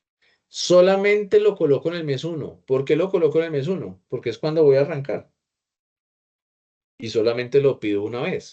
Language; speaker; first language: Spanish; native; Spanish